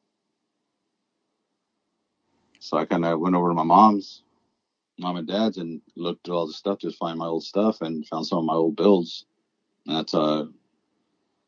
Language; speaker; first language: English; native; English